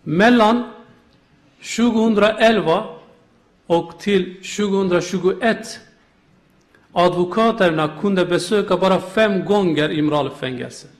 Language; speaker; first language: Swedish; non-native, learner; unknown